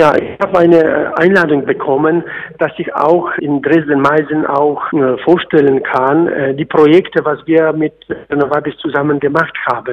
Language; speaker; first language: German; non-native, fluent; Polish